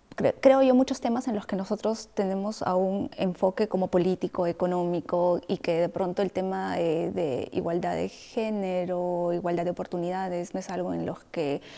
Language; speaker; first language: Spanish; native; Spanish